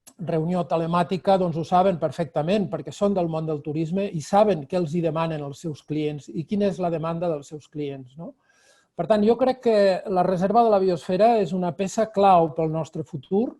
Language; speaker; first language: Catalan; non-native, local second language; Occitan